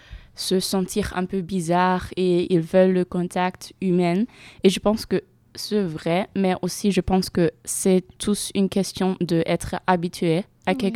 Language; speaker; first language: French; non-native, learner; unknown